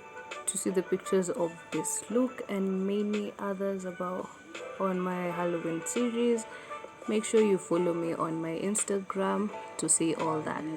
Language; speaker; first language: English; non-native, local second language; Swahili